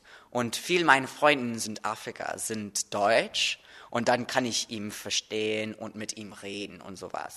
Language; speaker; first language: German; non-native, learner; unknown